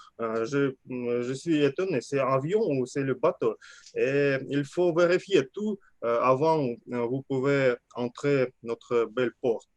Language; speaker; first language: French; non-native, fluent; Russian